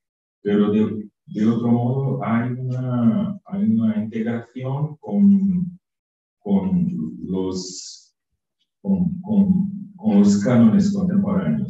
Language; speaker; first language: Spanish; non-native, fluent; Portuguese